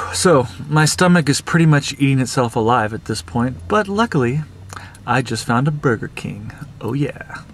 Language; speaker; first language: English; native; English